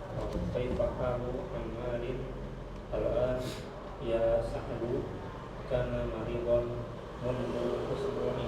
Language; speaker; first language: Arabic; non-native, learner; Indonesian